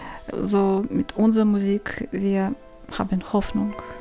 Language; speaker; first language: German; non-native, learner; Ukrainian